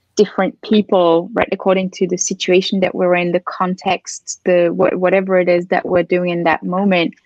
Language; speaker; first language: English; non-native, fluent; French